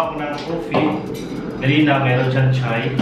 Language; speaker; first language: Russian; non-native, learner; Filipino